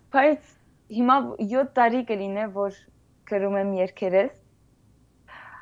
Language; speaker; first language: Armenian; early bilingual, heritage; French